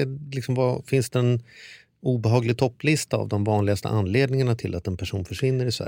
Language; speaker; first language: Swedish; native; Swedish